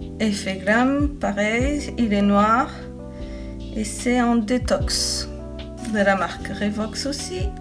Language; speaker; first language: French; early bilingual, other home language; Portuguese